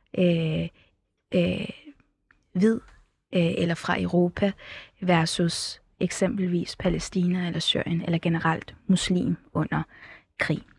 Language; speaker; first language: Danish; early bilingual, other home language; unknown